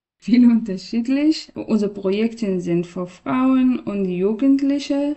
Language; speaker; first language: German; non-native, learner; Persian